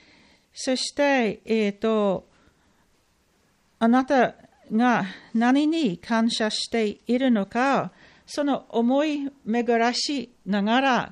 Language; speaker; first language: Japanese; non-native, fluent; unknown